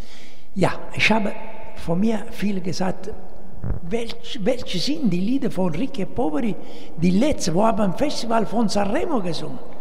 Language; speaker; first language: German; non-native, learner; Italian